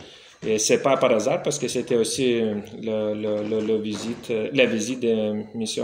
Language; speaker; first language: French; non-native, fluent; Lithuanian